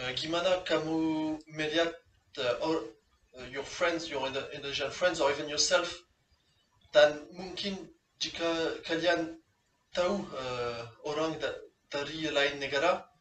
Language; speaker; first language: English; non-native, fluent; French